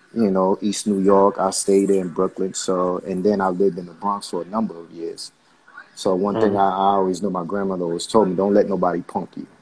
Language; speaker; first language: English; early bilingual, other home language; Haitian Creole